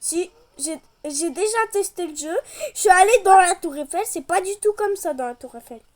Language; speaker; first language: French; native; French